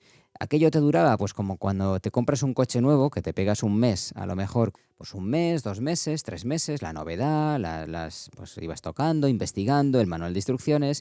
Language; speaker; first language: Spanish; native; Spanish